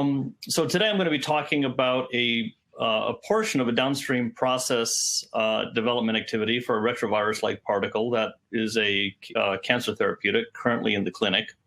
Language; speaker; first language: English; native; English